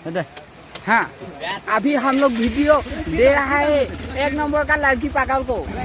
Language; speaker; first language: Hindi; non-native, local second language; Assamese